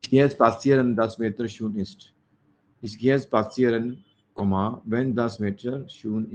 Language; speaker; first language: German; non-native, learner; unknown